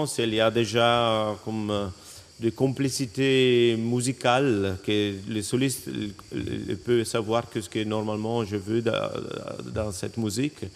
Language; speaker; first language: French; non-native, fluent; Italian